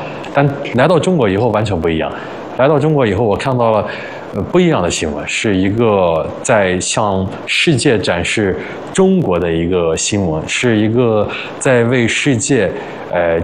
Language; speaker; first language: Chinese; early bilingual, other home language; Arabic